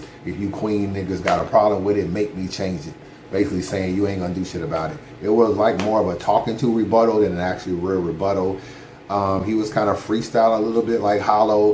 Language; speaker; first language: English; native; English